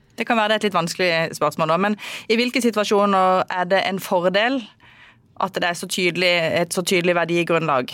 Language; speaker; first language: Norwegian; native; Norwegian